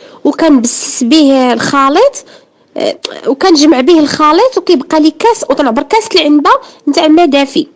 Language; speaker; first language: Arabic; native; Arabic